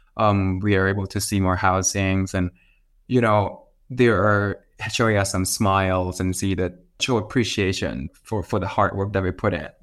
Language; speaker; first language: English; non-native, fluent; Thai